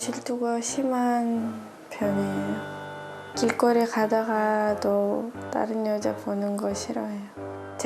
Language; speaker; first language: Korean; non-native, fluent; Uzbek